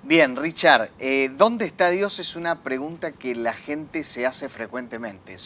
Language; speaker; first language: Spanish; native; Spanish